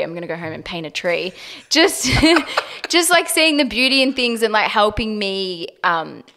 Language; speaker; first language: English; native; English